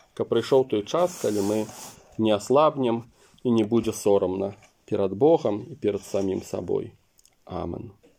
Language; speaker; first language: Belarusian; non-native, local second language; Russian